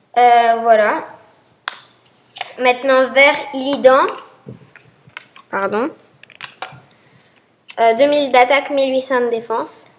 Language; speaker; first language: French; native; French